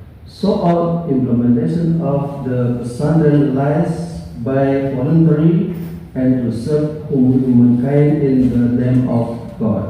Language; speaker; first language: English; non-native, learner; Indonesian